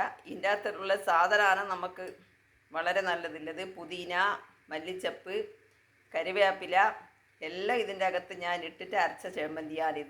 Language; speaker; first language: Malayalam; native; Malayalam